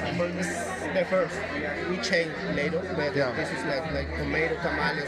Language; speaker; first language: English; non-native, learner; Spanish